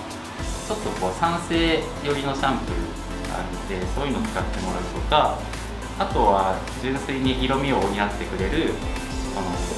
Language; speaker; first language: Japanese; native; Japanese